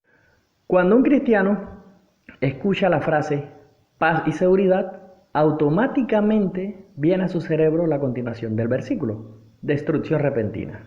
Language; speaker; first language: Spanish; native; Spanish